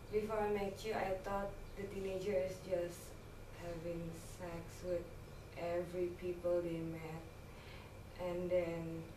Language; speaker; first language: English; non-native, learner; Indonesian